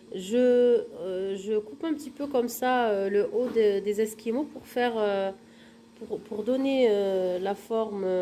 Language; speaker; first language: French; non-native, local second language; Arabic